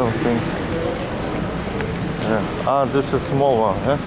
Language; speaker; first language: English; non-native, learner; Russian